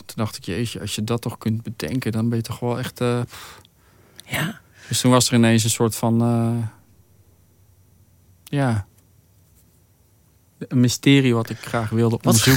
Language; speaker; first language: Dutch; native; Dutch